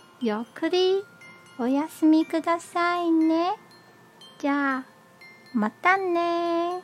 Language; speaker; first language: Japanese; non-native, learner; Chinese